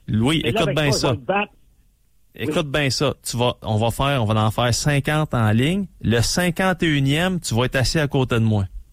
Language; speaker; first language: French; native; French